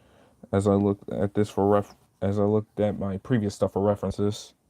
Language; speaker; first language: English; native; English